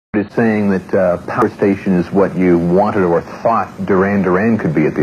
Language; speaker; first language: English; native; English